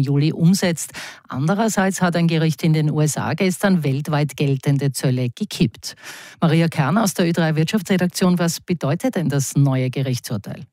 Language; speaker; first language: German; native; German